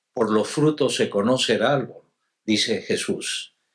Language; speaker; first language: Spanish; native; Spanish